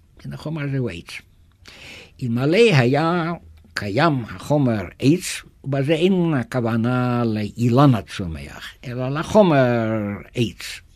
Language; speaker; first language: Hebrew; non-native, fluent; German